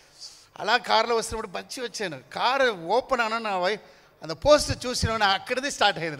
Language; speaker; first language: Telugu; non-native, fluent; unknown